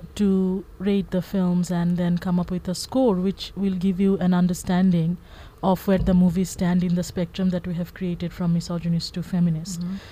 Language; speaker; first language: English; non-native, local second language; Bangla